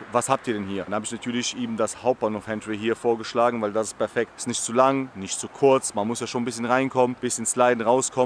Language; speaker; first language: German; native; German